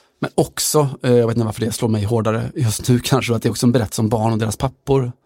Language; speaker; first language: Swedish; native; Swedish